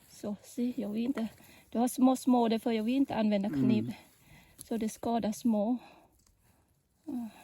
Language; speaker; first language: Swedish; non-native, learner; Thai